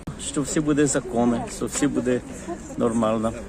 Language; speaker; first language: Ukrainian; non-native, local second language; Russian